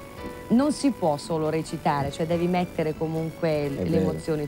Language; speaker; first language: Italian; native; Italian